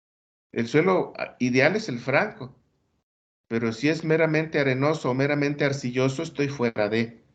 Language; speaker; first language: Spanish; native; Spanish